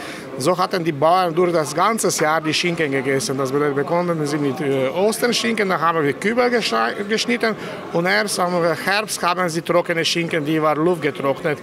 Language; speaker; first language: German; non-native, fluent; Slovenian